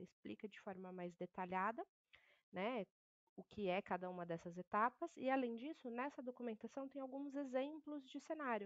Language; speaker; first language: Portuguese; native; Portuguese